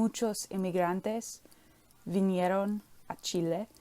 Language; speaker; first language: Spanish; non-native, learner; English